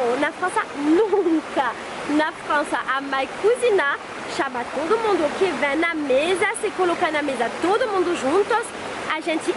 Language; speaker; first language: Portuguese; non-native, fluent; French